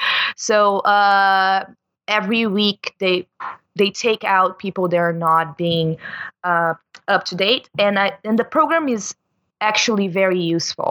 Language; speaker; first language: English; non-native, fluent; Portuguese